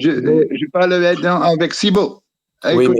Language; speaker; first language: French; non-native, fluent; Dutch